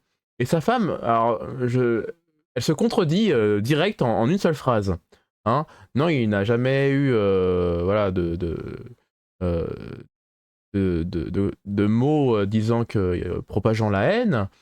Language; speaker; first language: French; native; French